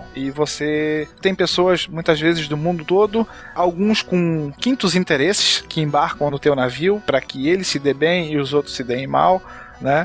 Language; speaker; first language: Portuguese; native; Portuguese